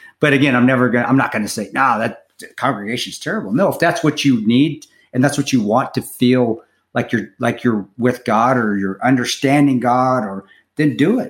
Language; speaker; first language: English; native; English